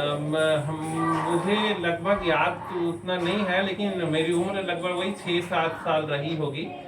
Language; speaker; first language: Hindi; non-native, local second language; Bangla